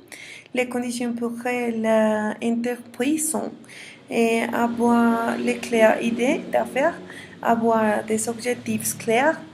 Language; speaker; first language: French; non-native, learner; Spanish